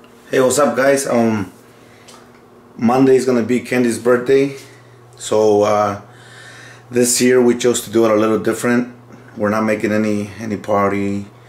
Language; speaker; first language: English; early bilingual, other home language; Spanish